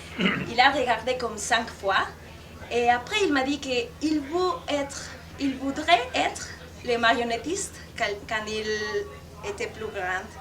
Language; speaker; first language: French; non-native, fluent; Spanish